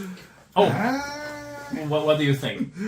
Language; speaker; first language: English; non-native, fluent; Spanish